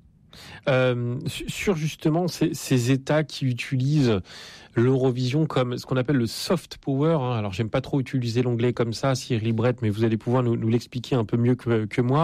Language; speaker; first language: French; native; French